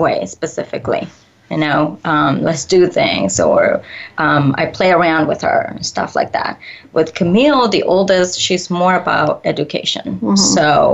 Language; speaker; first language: English; early bilingual, other home language; Spanish